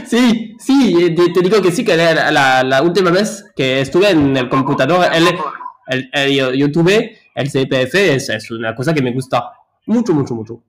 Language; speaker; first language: Spanish; non-native, learner; French